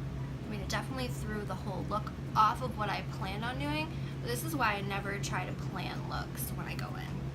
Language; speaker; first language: English; native; English